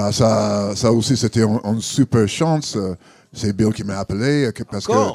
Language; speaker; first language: French; non-native, learner; English